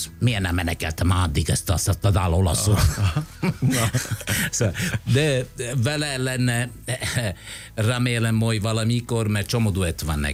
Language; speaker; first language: Hungarian; non-native, fluent; Italian